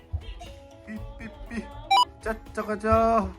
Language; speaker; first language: Japanese; native; Japanese